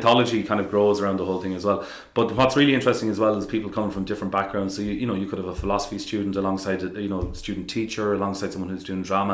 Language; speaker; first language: English; native; English